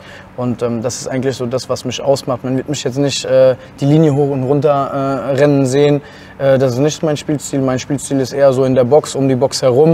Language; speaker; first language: German; native; German